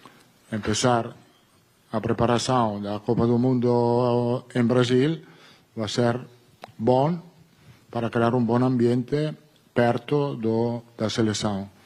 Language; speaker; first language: Portuguese; non-native, learner; Italian